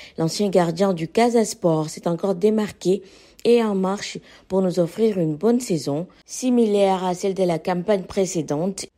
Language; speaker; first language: French; non-native, local second language; Wolof